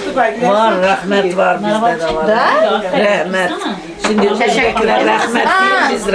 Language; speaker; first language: Turkish; early bilingual, heritage; Turkish